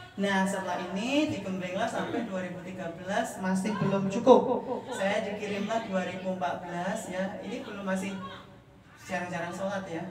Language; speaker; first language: Indonesian; non-native, fluent; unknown